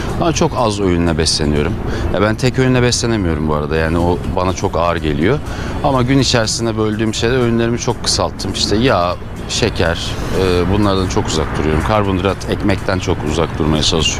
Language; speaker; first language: Turkish; native; Turkish